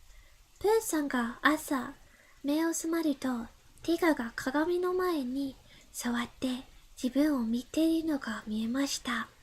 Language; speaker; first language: Japanese; non-native, learner; English